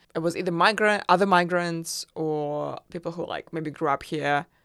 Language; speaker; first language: English; non-native, fluent; Russian